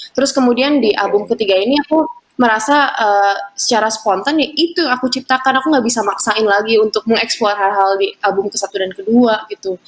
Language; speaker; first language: Indonesian; native; Indonesian